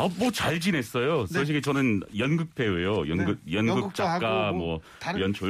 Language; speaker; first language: Korean; non-native, learner; English